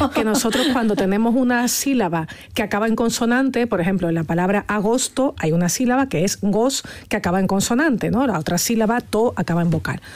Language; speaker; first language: Spanish; native; Spanish